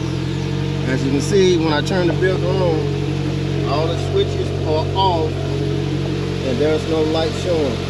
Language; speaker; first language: English; native; English